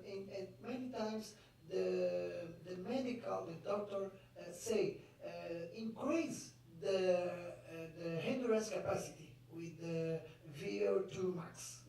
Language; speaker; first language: English; non-native, fluent; Portuguese